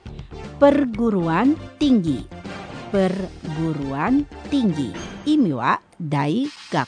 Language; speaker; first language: Japanese; non-native, fluent; Indonesian